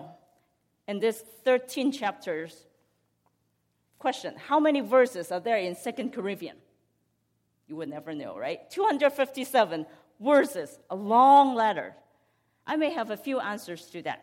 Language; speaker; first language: English; non-native, local second language; Cantonese